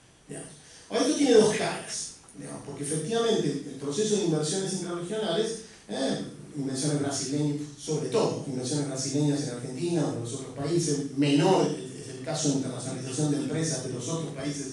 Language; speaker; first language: Spanish; native; Spanish